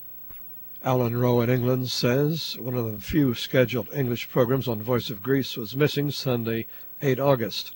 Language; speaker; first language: English; native; English